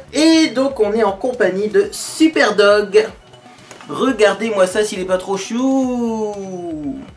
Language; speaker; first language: French; native; French